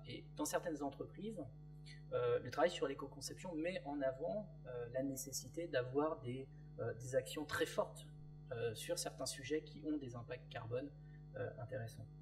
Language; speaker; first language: French; native; French